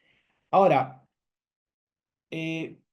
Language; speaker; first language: Spanish; native; Spanish